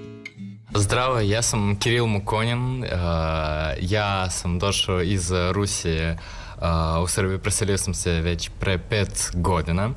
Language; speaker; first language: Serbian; early bilingual, other home language; Russian